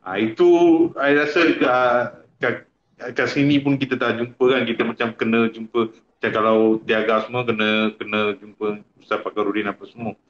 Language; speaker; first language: Malay; non-native, local second language; Tamil